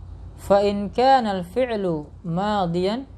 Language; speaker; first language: Arabic; non-native, fluent; Indonesian